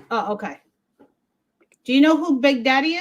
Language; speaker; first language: English; native; English